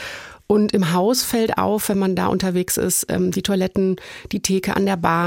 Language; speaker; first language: German; native; German